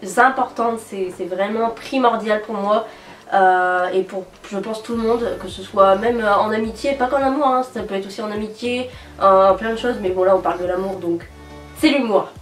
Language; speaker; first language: French; native; French